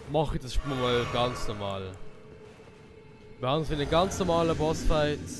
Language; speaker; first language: German; native; German